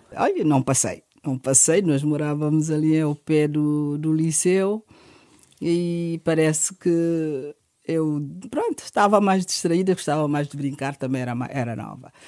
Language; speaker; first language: Portuguese; non-native, local second language; Upper Guinea Crioulo